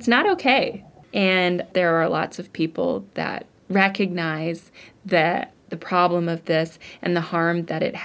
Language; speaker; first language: English; native; English